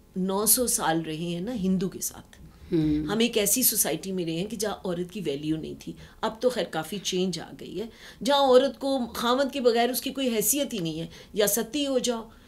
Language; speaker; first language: Urdu; non-native, local second language; Punjabi